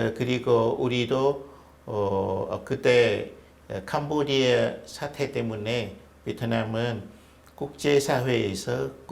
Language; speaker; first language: Korean; non-native, fluent; Vietnamese